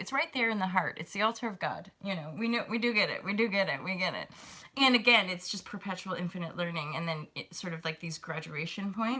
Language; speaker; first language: English; native; English